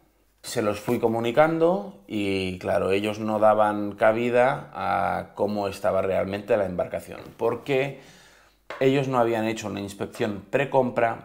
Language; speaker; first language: Spanish; native; Spanish